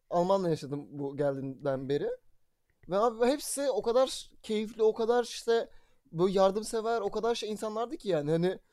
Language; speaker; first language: Turkish; native; Turkish